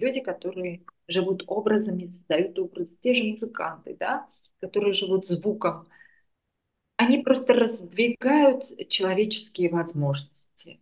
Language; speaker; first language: Russian; non-native, local second language; Armenian